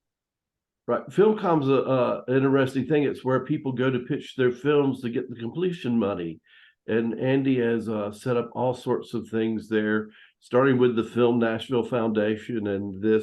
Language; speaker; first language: English; native; English